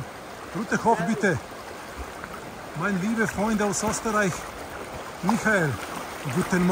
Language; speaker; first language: German; non-native, learner; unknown